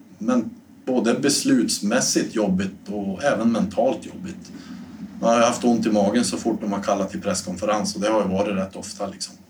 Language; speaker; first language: Swedish; native; Swedish